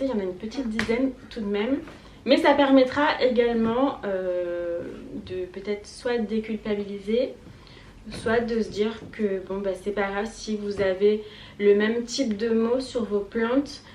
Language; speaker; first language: French; native; French